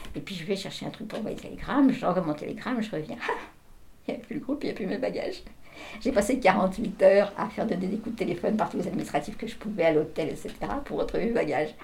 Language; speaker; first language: French; native; French